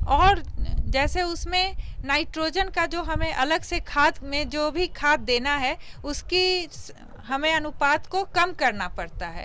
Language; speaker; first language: Hindi; native; Hindi